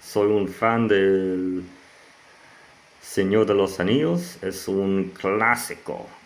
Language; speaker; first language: Spanish; non-native, learner; English